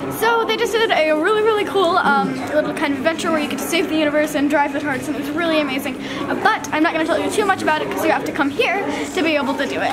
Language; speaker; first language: English; native; English